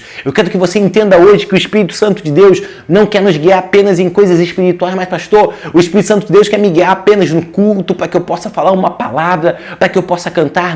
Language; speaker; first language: Portuguese; native; Portuguese